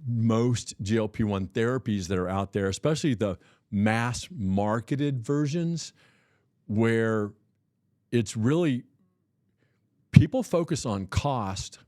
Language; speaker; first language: English; native; English